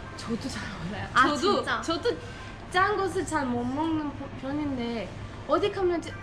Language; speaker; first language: Korean; non-native, fluent; Turkish